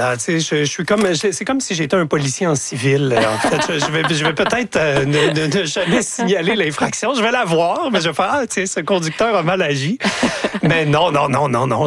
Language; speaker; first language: French; native; French